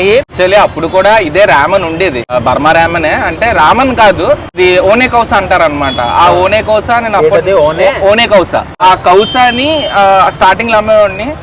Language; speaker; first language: Telugu; early bilingual, other home language; Burmese